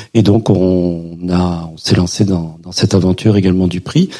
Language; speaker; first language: French; native; French